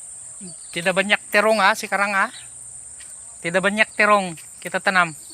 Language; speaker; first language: Indonesian; non-native, learner; Filipino